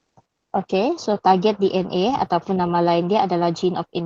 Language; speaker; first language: Malay; native; Malay